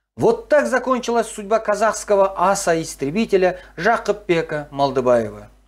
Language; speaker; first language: Russian; non-native, local second language; Kazakh